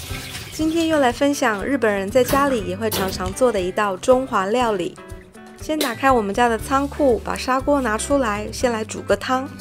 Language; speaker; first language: Chinese; non-native, fluent; Japanese